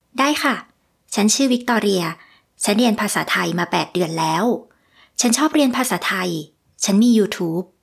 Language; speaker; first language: Thai; non-native, learner; English